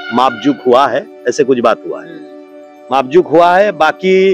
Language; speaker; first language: Hindi; non-native, local second language; Odia